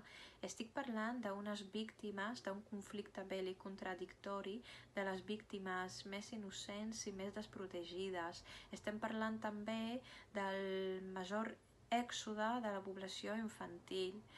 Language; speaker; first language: Catalan; non-native, fluent; Russian